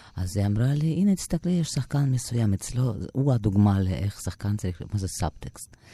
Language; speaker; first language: Hebrew; non-native, fluent; Russian